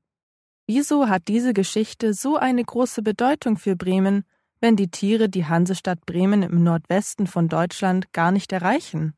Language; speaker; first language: German; native; German